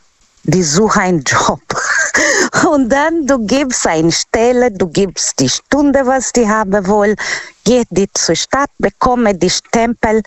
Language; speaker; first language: German; non-native, learner; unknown